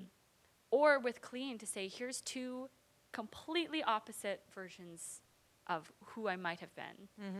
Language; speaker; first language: English; native; English